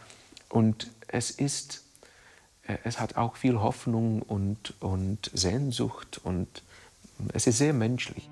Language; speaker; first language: German; non-native, fluent; Czech